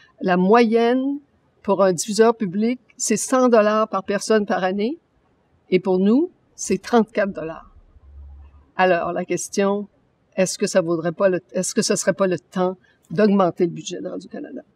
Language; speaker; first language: French; native; French